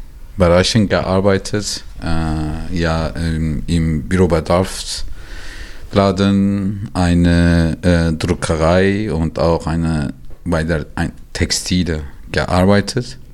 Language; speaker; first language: German; non-native, learner; Turkish